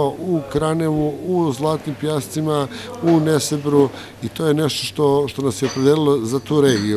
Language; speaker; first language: Croatian; native; Croatian